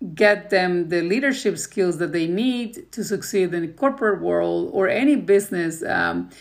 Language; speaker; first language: English; non-native, fluent; Spanish